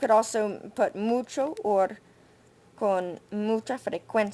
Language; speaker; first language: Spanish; non-native, fluent; English